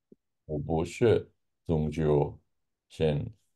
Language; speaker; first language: Chinese; non-native, learner; English